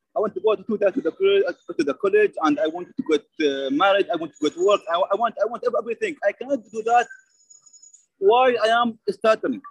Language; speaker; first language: English; non-native, learner; Arabic